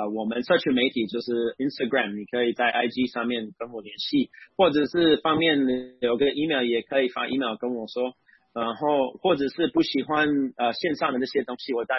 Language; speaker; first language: Chinese; non-native, fluent; English